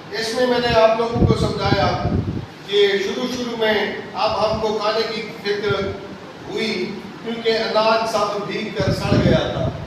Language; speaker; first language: Urdu; non-native, local second language; Saraiki